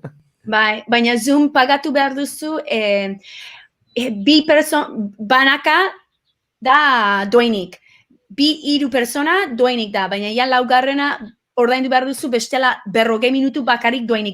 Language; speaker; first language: Basque; early bilingual, heritage; English